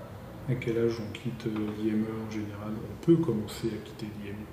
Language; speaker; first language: French; native; French